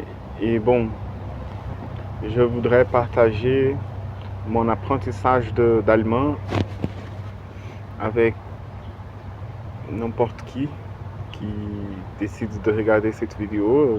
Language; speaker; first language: French; non-native, fluent; Portuguese